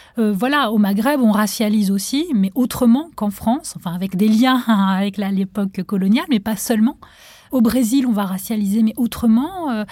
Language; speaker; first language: French; non-native, local second language; Arabic